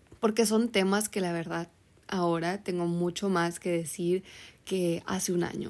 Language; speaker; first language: Spanish; early bilingual, heritage; Spanish